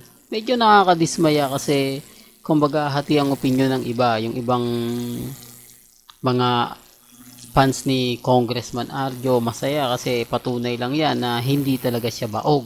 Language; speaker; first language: Filipino; native; Filipino